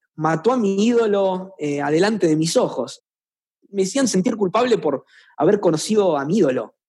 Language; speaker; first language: Spanish; native; Spanish